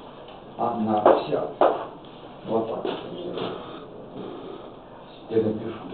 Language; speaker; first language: Russian; native; Russian